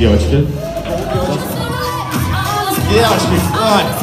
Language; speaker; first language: Russian; native; Russian